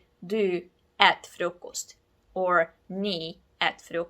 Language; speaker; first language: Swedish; non-native, fluent; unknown